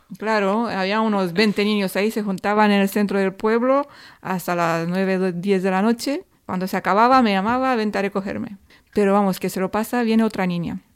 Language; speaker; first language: Spanish; non-native, fluent; Romanian